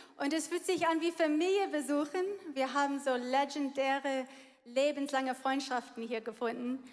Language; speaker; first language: German; non-native, fluent; English